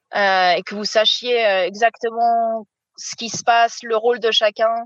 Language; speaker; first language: French; native; French